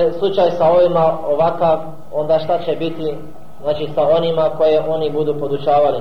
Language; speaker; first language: Bosnian; non-native, fluent; Arabic